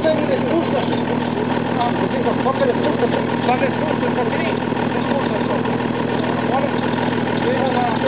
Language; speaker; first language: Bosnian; non-native, learner; Bulgarian